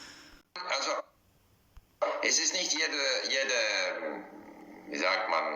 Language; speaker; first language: German; non-native, learner; English